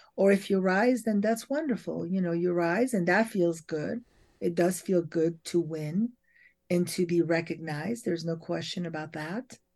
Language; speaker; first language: English; early bilingual, other home language; French